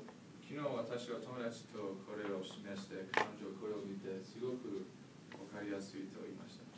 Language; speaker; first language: Japanese; non-native, learner; English